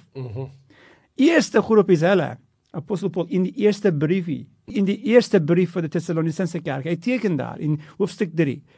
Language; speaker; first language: Afrikaans; non-native, fluent; Turkish